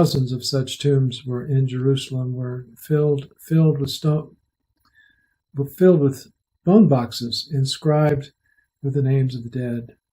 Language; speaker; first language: English; native; English